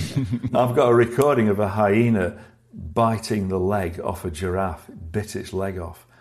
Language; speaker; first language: English; native; English